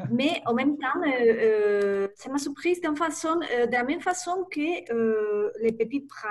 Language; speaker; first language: French; non-native, learner; Spanish